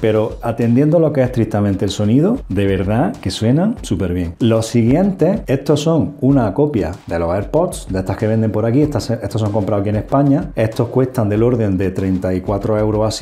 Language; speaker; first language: Spanish; native; Spanish